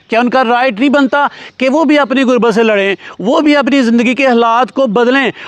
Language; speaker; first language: Urdu; native; Urdu